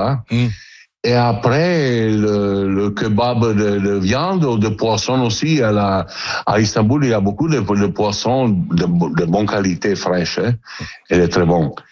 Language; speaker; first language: French; non-native, learner; Italian